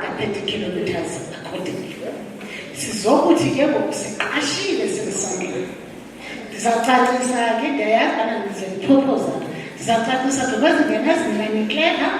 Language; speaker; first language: Zulu; non-native, local second language; Xhosa